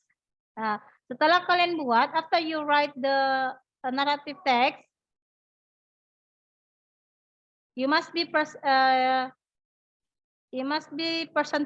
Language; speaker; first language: English; non-native, learner; Indonesian